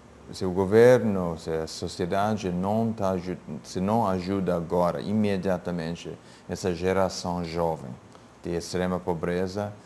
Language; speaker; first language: Portuguese; non-native, fluent; English